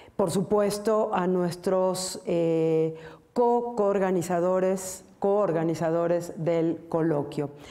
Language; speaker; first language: Spanish; native; Spanish